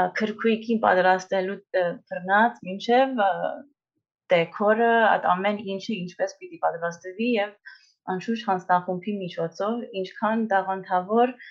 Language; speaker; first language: Armenian; early bilingual, heritage; Armenian